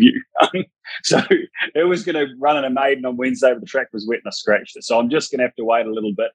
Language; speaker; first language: English; native; English